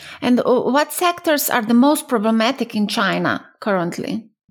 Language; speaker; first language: English; non-native, fluent; Slovenian